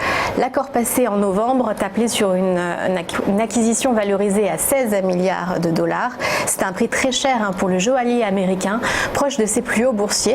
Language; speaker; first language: French; native; French